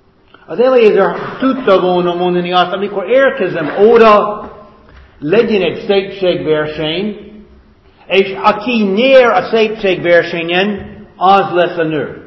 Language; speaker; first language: Hungarian; non-native, fluent; English